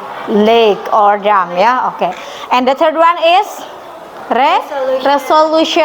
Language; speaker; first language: English; non-native, fluent; Indonesian